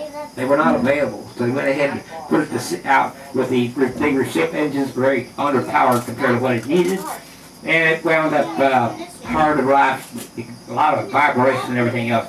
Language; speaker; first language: English; native; English